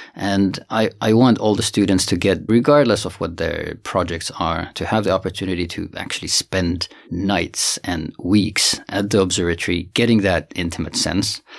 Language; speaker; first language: English; non-native, fluent; Finnish